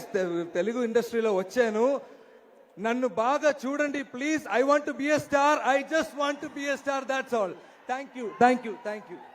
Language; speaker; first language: Telugu; non-native, learner; Malayalam